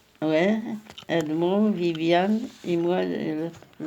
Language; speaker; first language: French; non-native, learner; Polish